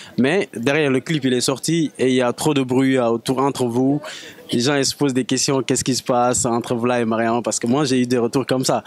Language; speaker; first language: French; non-native, local second language; Wolof